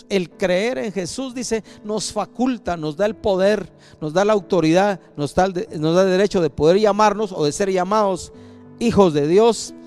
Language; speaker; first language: Spanish; native; Spanish